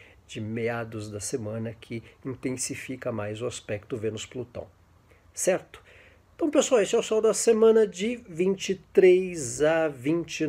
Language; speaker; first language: Portuguese; native; Portuguese